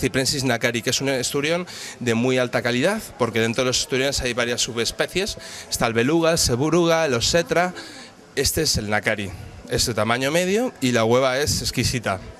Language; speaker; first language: Spanish; native; Spanish